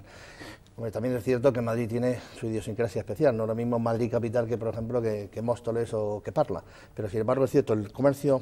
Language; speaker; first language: Spanish; native; Spanish